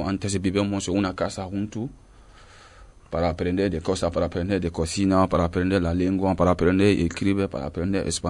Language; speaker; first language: Spanish; non-native, learner; French